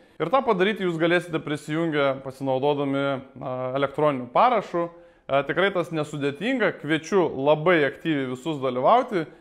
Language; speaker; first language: Lithuanian; native; Lithuanian